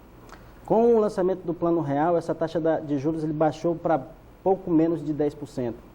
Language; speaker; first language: Portuguese; native; Portuguese